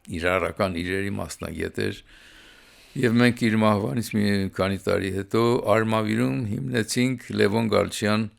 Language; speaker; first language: Armenian; early bilingual, heritage; Armenian